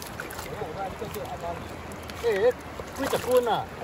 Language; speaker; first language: Chinese; native; Chinese